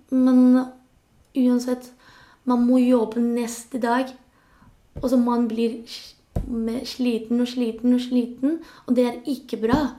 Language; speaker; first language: Norwegian; non-native, local second language; Spanish